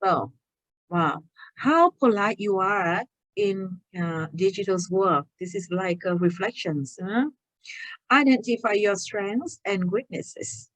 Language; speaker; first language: English; non-native, fluent; Vietnamese